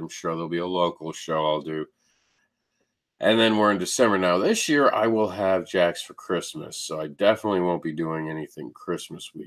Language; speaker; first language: English; native; English